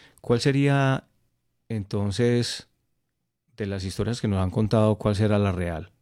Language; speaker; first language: Spanish; native; Spanish